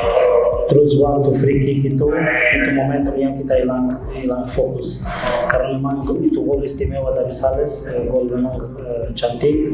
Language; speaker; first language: Indonesian; non-native, fluent; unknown